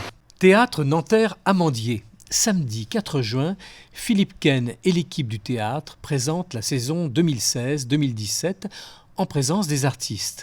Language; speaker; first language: French; native; French